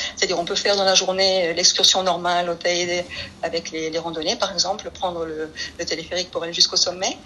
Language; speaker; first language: French; early bilingual, other home language; Spanish